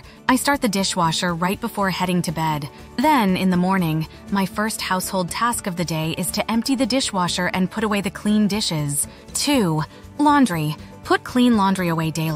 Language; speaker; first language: English; native; English